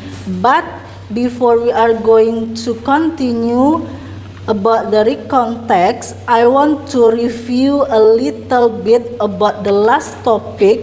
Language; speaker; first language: English; non-native, learner; Indonesian